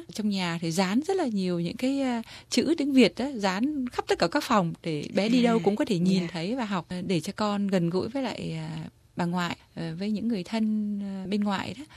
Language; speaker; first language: Vietnamese; native; Vietnamese